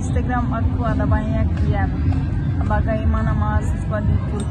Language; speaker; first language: Indonesian; non-native, learner; Turkish